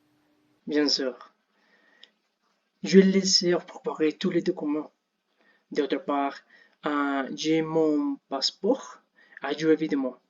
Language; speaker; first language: French; non-native, learner; Spanish